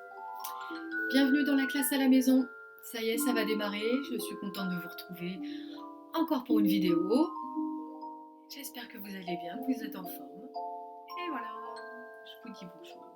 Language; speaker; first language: French; native; French